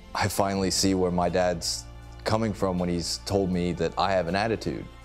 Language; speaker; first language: English; native; English